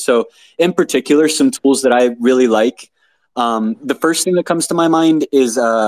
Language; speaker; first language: English; native; English